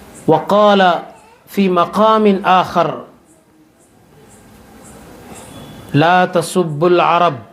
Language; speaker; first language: Arabic; non-native, learner; Urdu